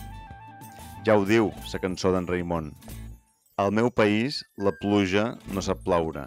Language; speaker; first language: Catalan; native; Catalan